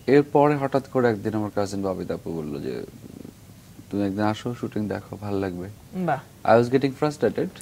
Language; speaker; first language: Bangla; native; Bangla